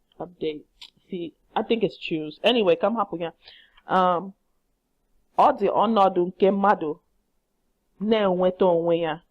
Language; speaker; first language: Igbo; non-native, learner; English